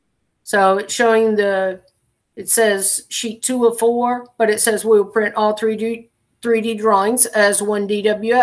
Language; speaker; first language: English; native; English